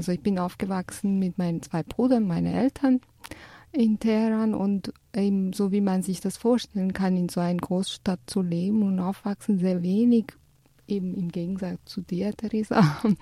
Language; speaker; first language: German; non-native, fluent; Persian